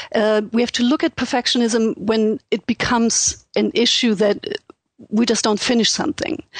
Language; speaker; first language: English; non-native, fluent; German